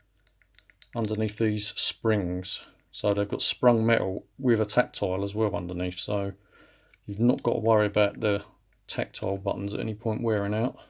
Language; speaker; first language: English; native; English